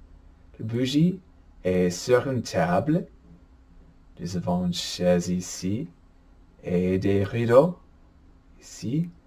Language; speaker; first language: French; non-native, fluent; English